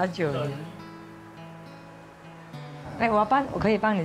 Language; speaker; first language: Chinese; non-native, local second language; Cantonese